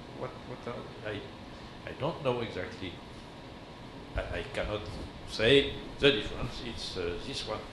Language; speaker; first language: English; non-native, learner; French